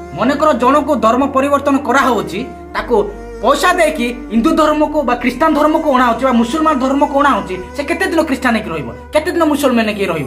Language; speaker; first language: Odia; non-native, local second language; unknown